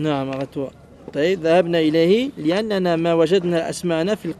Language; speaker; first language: Arabic; non-native, fluent; French